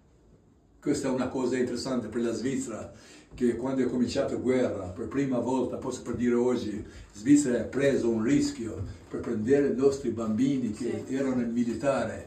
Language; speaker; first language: Italian; non-native, learner; Albanian